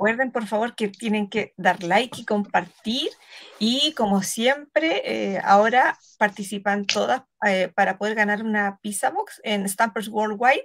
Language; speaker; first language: Spanish; native; Spanish